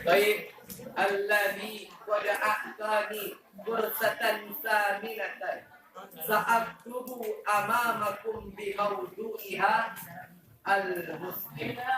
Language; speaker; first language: Arabic; non-native, learner; Indonesian